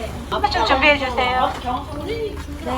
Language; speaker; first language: Korean; non-native, fluent; Japanese